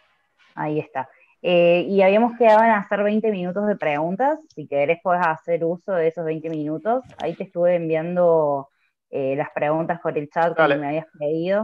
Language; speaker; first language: Spanish; native; Spanish